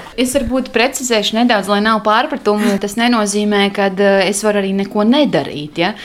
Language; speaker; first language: Latvian; native; Latvian